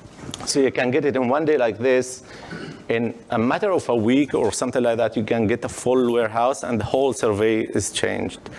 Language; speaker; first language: English; non-native, fluent; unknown